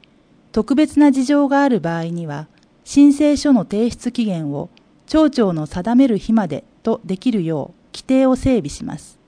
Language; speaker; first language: Japanese; native; Japanese